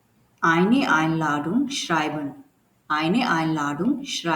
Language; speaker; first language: German; non-native, learner; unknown